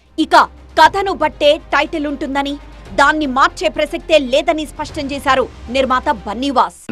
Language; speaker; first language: Telugu; native; Telugu